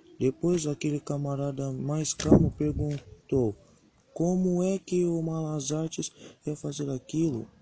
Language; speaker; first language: Portuguese; native; Portuguese